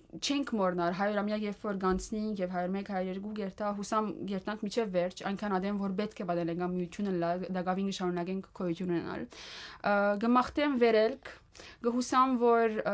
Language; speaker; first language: Armenian; early bilingual, heritage; Armenian